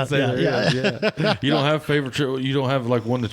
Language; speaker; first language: English; native; English